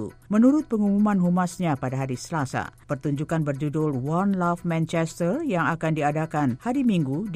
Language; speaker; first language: Indonesian; native; Indonesian